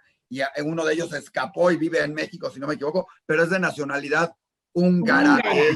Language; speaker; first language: Spanish; native; Spanish